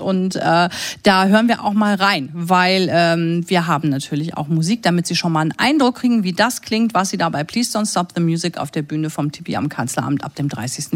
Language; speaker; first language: German; native; German